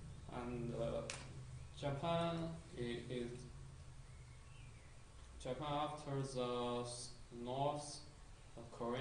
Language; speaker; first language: English; non-native, learner; Chinese